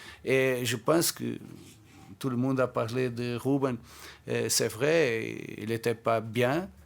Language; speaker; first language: French; non-native, fluent; Portuguese